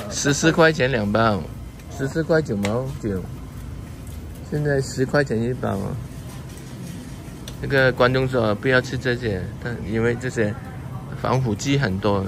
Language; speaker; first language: Chinese; non-native, local second language; Cantonese